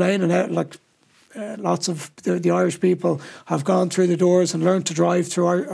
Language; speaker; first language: English; native; English